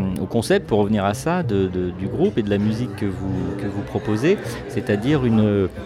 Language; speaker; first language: French; native; French